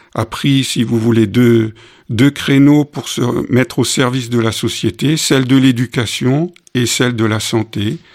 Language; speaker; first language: French; native; French